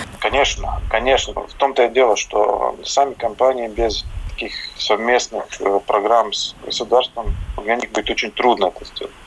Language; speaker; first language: Russian; non-native, local second language; Latvian